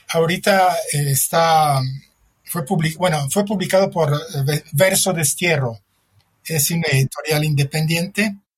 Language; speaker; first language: Spanish; non-native, fluent; French